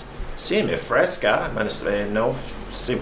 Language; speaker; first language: Portuguese; non-native, learner; English